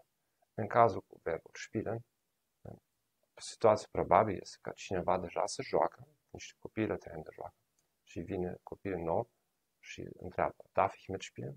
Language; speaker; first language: Romanian; non-native, fluent; German